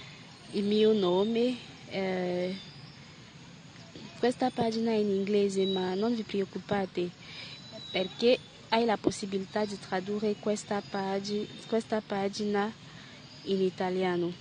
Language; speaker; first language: Italian; non-native, learner; French